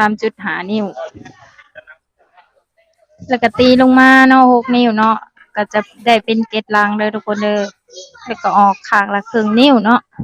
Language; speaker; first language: Thai; non-native, local second language; Northeastern Thai